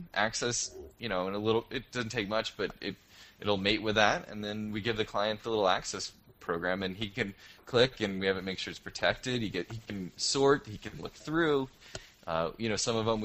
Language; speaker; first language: English; native; English